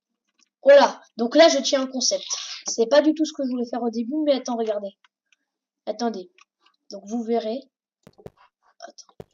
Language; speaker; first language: French; native; French